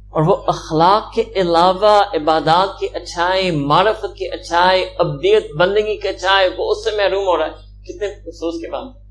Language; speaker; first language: Urdu; early bilingual, heritage; Urdu